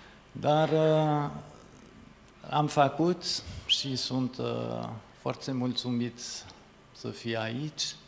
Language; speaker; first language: Romanian; non-native, fluent; French